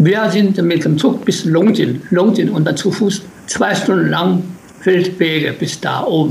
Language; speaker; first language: German; non-native, learner; Japanese